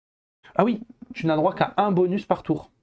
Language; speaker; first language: French; native; French